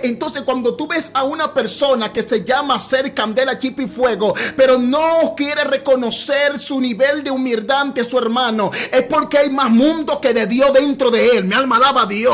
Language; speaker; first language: Spanish; native; Spanish